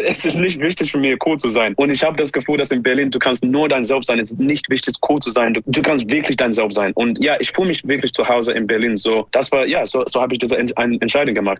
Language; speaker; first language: German; non-native, learner; English